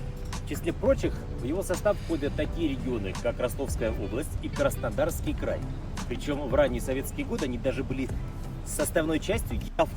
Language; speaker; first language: Russian; native; Russian